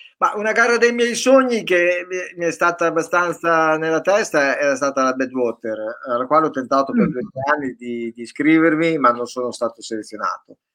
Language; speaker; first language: Italian; native; Italian